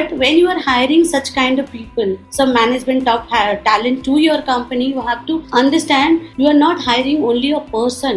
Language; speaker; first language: English; non-native, local second language; Odia